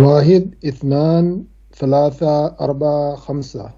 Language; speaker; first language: Arabic; non-native, learner; Urdu